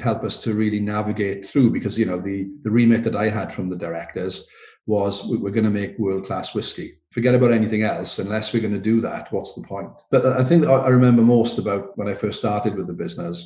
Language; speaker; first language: English; native; English